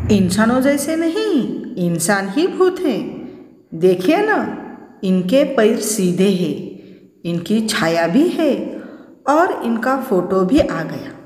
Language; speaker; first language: Hindi; non-native, local second language; Marathi